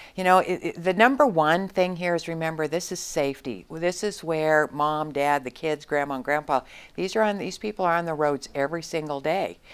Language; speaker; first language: English; native; English